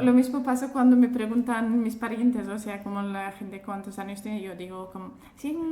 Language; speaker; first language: Spanish; non-native, fluent; Azerbaijani